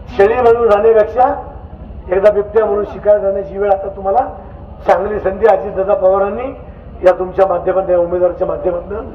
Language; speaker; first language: Marathi; native; Marathi